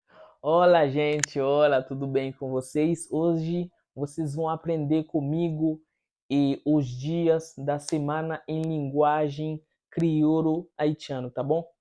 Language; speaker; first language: Portuguese; non-native, fluent; Haitian Creole